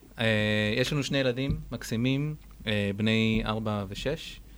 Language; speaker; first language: Hebrew; native; Hebrew